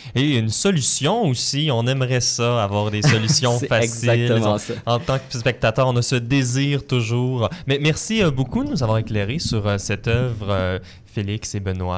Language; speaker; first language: French; native; French